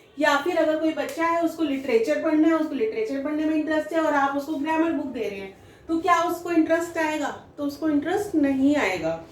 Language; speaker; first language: Hindi; native; Hindi